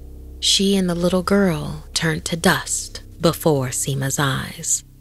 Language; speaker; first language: English; native; English